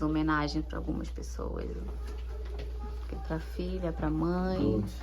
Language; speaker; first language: Portuguese; native; Portuguese